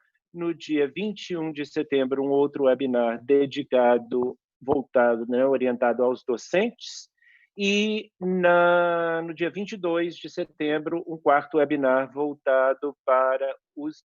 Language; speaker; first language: Portuguese; native; Portuguese